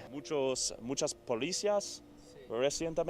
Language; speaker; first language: Spanish; non-native, learner; English